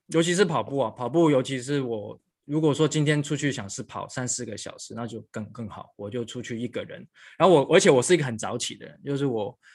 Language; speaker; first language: Chinese; non-native, local second language; Cantonese